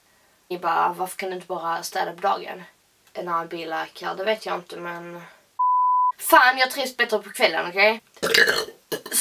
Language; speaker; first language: Swedish; native; Swedish